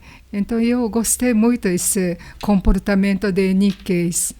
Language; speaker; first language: Portuguese; non-native, learner; Japanese